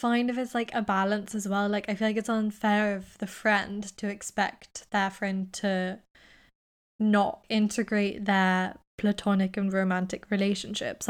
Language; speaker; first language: English; native; English